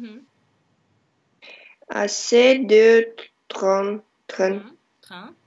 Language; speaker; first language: French; non-native, learner; Russian